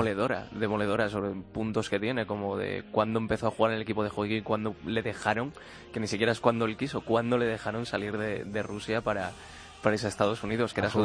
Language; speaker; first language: Spanish; native; Spanish